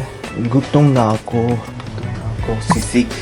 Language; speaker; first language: Cebuano; non-native, learner; Japanese